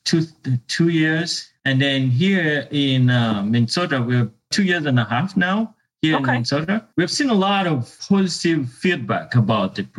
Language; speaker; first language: English; non-native, local second language; Ganda